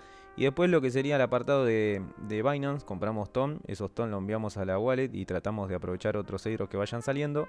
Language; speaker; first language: Spanish; native; Spanish